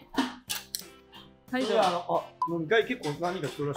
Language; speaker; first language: Japanese; native; Japanese